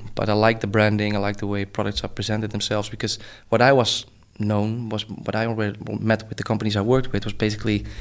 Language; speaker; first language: English; non-native, fluent; Dutch